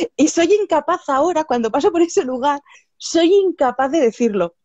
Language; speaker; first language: Spanish; native; Spanish